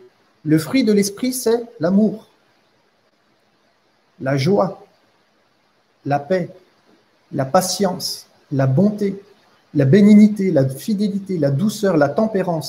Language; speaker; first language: French; native; French